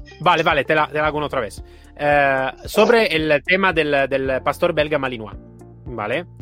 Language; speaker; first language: Spanish; non-native, fluent; Italian